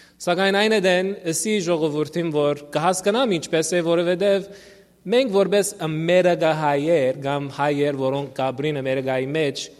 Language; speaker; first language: Armenian; early bilingual, heritage; Armenian